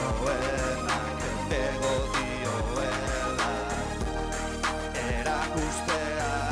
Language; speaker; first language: Basque; native; Basque